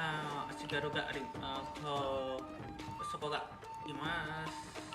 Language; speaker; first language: Japanese; non-native, learner; Indonesian